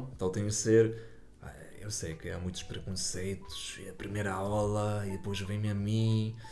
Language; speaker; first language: Portuguese; non-native, fluent; German